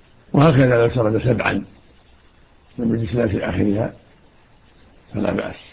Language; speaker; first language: Arabic; native; Arabic